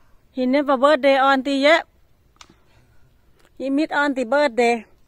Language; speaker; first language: English; non-native, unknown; Thai